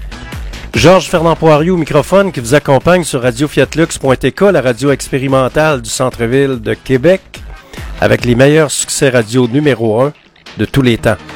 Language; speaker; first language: French; native; French